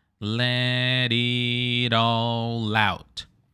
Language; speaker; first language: English; non-native, fluent; Portuguese